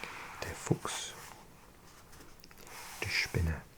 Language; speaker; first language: German; non-native, learner; English